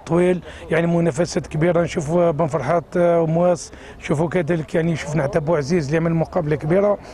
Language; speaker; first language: Arabic; native; Arabic